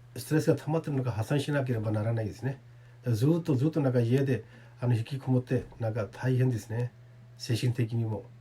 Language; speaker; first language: Japanese; non-native, fluent; Urdu